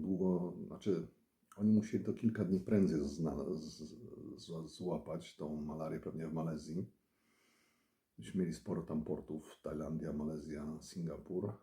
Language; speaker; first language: Polish; native; Polish